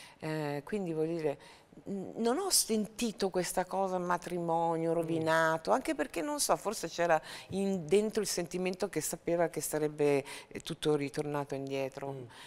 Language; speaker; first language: Italian; native; Italian